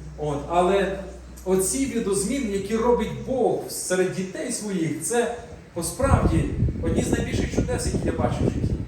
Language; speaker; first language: Ukrainian; non-native, local second language; Russian